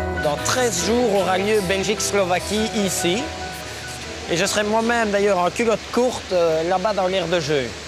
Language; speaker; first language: French; native; French